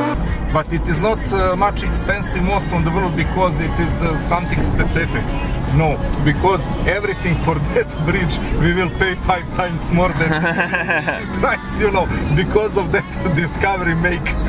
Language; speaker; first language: English; non-native, learner; Serbian